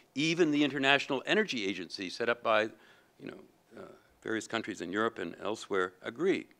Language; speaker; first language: English; native; English